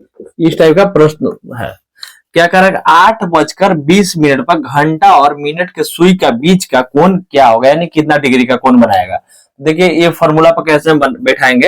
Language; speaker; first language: Hindi; native; Hindi